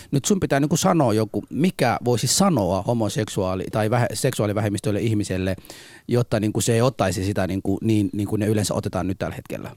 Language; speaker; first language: Finnish; non-native, fluent; Somali